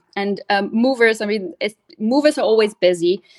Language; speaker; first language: English; non-native, fluent; German